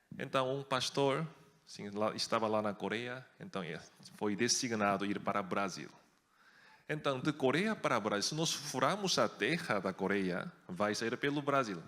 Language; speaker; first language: Portuguese; non-native, fluent; Korean